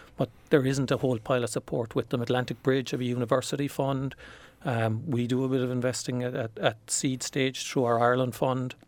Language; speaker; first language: English; native; English